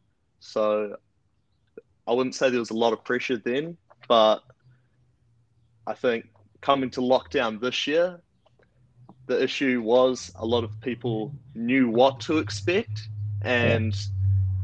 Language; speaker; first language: English; native; English